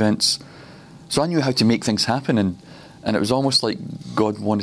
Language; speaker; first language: English; native; English